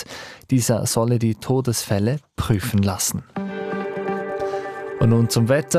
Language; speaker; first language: German; native; German